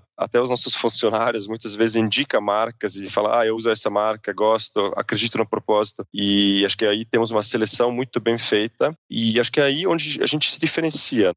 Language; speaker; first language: Portuguese; non-native, fluent; Swiss German